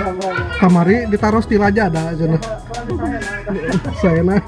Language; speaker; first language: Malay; non-native, local second language; Sundanese